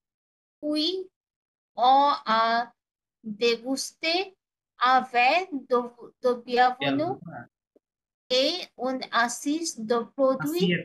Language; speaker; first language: French; non-native, learner; Bangla